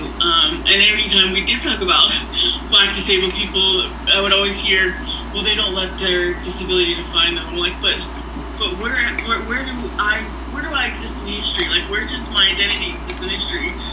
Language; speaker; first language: English; native; English